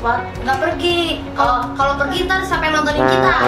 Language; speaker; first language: Indonesian; native; Indonesian